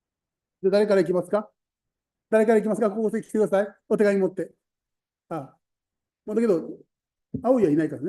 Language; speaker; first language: Japanese; native; Japanese